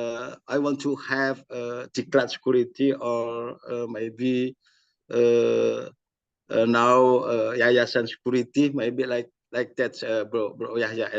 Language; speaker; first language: English; non-native, learner; Indonesian